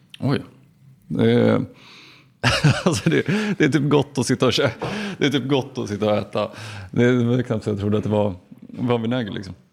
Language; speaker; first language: Swedish; native; Swedish